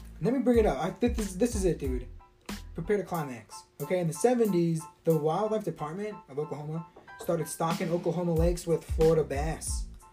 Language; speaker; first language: English; early bilingual, other home language; Spanish